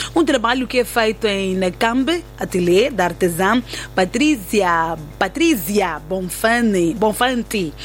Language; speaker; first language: Portuguese; native; Portuguese